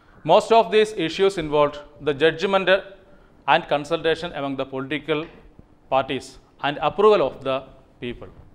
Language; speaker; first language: English; non-native, local second language; Malayalam